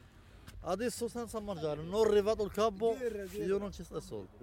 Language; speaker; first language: Italian; non-native, learner; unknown